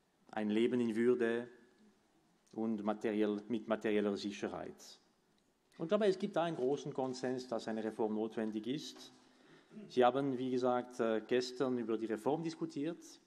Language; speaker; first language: German; non-native, local second language; French